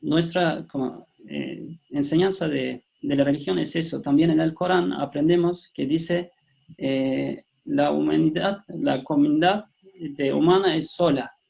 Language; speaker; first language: Spanish; non-native, fluent; Turkish